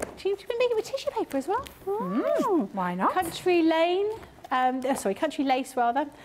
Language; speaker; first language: English; native; English